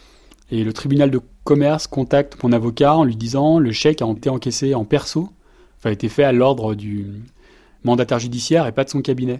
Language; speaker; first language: French; native; French